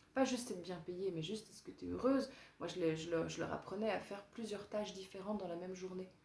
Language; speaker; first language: French; native; French